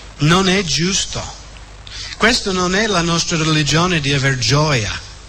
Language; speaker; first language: Italian; non-native, fluent; English